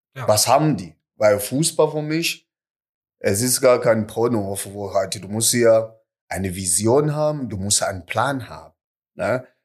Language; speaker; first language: German; non-native, fluent; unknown